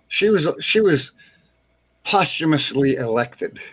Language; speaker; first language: English; native; English